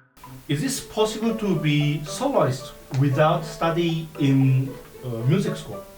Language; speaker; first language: English; non-native, learner; Japanese